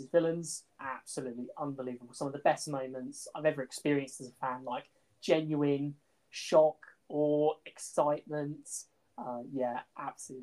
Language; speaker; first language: English; native; English